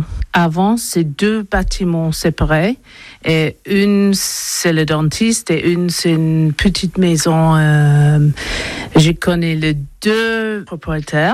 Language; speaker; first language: French; non-native, learner; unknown